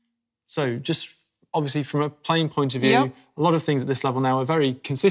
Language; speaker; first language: English; native; English